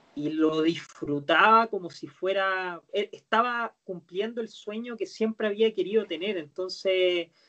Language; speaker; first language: Spanish; native; Spanish